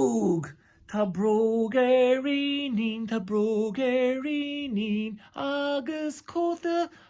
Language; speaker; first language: Irish; non-native, local second language; English